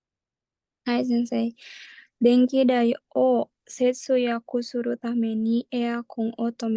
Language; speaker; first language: Japanese; non-native, learner; Indonesian